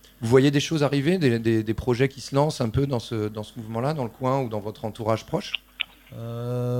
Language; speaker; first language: French; native; French